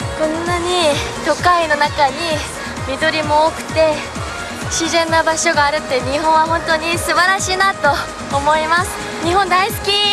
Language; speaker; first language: Japanese; non-native, fluent; Korean